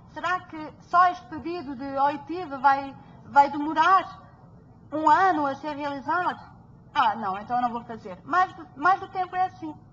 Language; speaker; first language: Portuguese; early bilingual, heritage; Portuguese